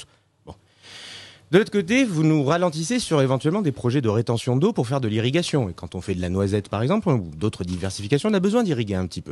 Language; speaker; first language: French; native; French